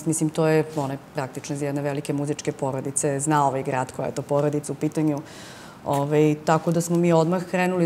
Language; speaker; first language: Serbian; native; Serbian